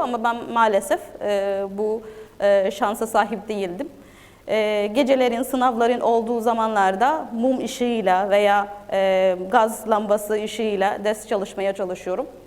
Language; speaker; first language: Turkish; non-native, fluent; Arabic